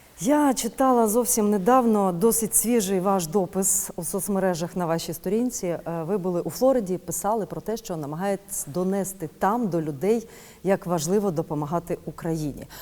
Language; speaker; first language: Ukrainian; native; Ukrainian